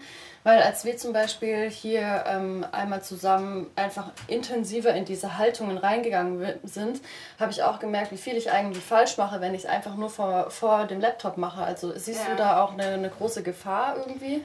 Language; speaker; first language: German; native; German